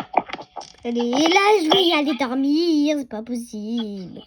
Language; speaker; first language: French; native; French